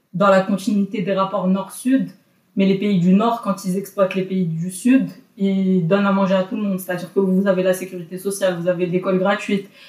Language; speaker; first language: French; non-native, local second language; Arabic